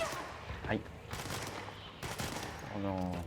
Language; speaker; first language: French; native; French